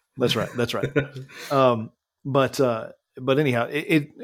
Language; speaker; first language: English; native; English